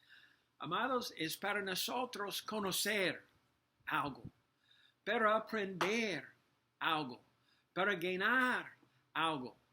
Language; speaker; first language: Spanish; non-native, learner; English